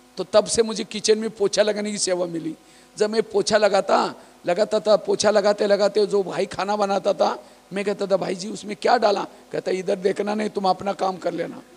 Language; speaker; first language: Hindi; non-native, local second language; Marathi